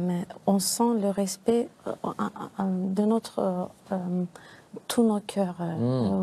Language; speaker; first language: French; non-native, learner; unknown